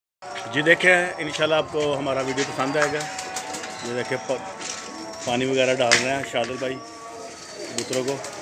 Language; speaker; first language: Hindi; non-native, local second language; Punjabi